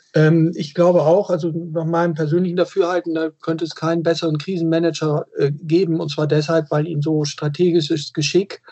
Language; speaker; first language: German; native; German